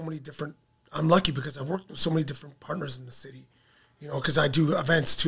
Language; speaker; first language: English; native; English